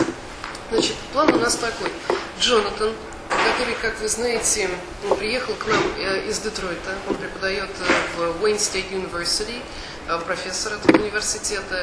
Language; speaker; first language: Russian; native; Russian